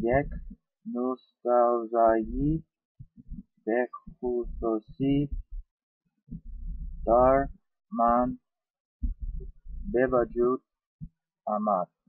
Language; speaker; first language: Persian; non-native, learner; English